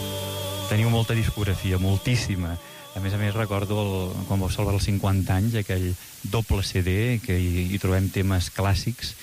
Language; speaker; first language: Catalan; native; Catalan